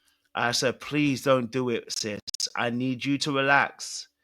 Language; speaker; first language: English; native; English